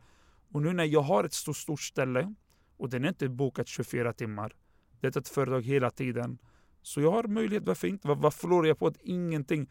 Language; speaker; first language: Swedish; non-native, fluent; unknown